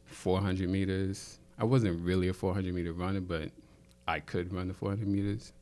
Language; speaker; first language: English; native; English